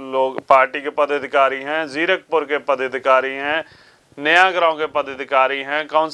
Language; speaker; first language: Hindi; non-native, local second language; Punjabi